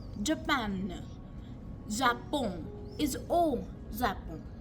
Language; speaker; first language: French; non-native, fluent; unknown